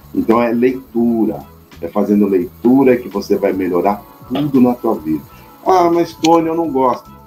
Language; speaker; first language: Portuguese; native; Portuguese